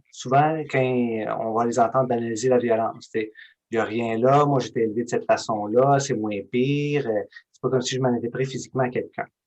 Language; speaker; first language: French; native; French